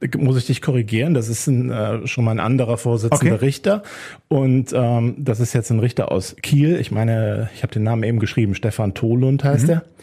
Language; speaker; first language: German; native; German